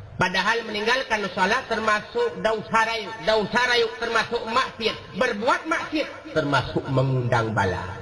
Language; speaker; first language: Malay; non-native, local second language; Achinese